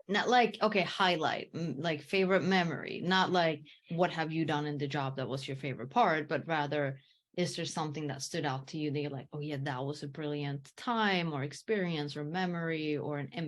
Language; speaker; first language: English; early bilingual, heritage; English